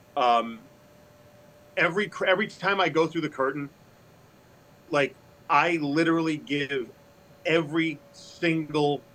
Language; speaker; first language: English; native; English